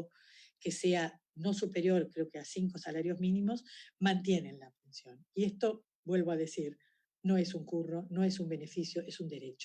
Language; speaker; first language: Spanish; native; Spanish